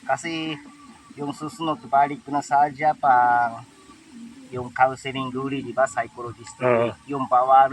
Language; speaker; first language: Filipino; non-native, learner; Japanese